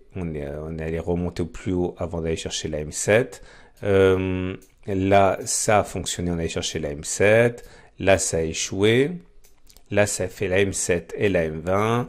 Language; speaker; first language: French; native; French